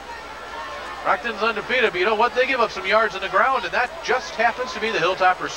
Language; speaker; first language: English; native; English